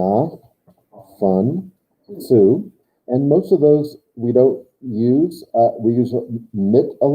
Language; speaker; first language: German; non-native, fluent; English